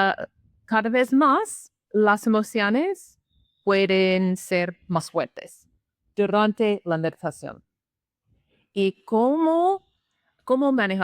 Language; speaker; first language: Spanish; non-native, learner; English